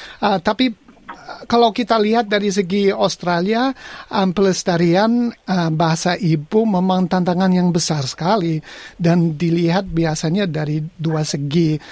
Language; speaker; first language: Indonesian; non-native, fluent; English